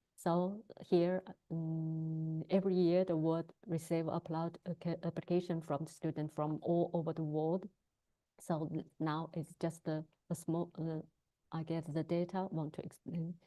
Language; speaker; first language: English; non-native, learner; Chinese